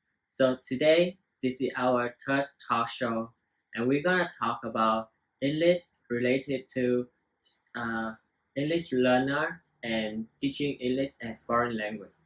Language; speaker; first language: English; non-native, learner; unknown